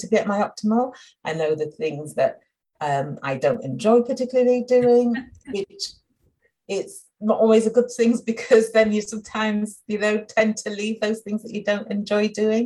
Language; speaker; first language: English; native; English